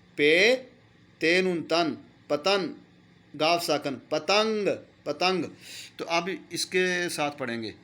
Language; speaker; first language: Urdu; non-native, local second language; Punjabi